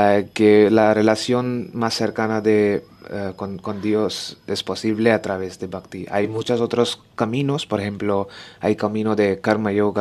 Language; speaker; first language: Spanish; non-native, learner; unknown